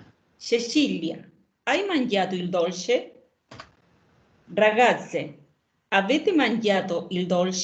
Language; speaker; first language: Italian; non-native, learner; Spanish